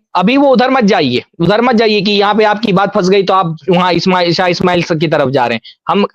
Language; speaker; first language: Urdu; native; Urdu